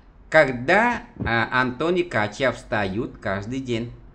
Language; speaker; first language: Russian; non-native, fluent; Vietnamese